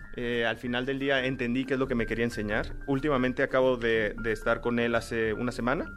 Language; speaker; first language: Spanish; native; Spanish